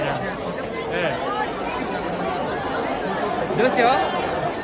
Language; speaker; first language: Japanese; non-native, learner; Indonesian